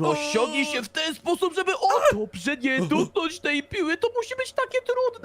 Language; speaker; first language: Polish; native; Polish